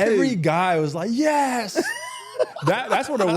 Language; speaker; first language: English; native; English